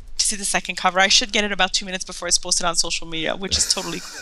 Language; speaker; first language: English; non-native, fluent; French